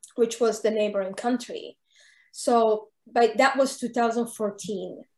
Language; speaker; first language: English; non-native, fluent; Arabic